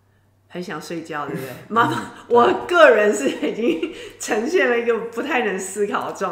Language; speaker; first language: Chinese; native; Chinese